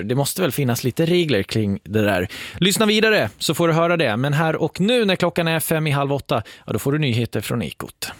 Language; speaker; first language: Swedish; native; Swedish